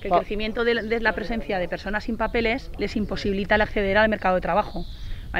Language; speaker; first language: Spanish; native; Spanish